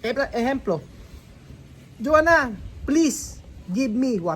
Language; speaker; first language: English; non-native, learner; Filipino